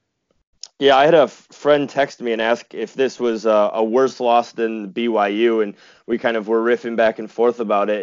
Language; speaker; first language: English; native; English